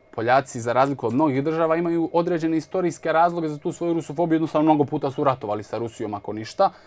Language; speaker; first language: Serbian; native; Serbian